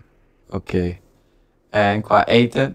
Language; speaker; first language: Dutch; non-native, fluent; Indonesian